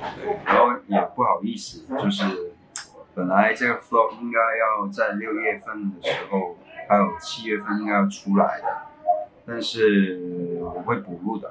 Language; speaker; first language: Chinese; non-native, local second language; Cantonese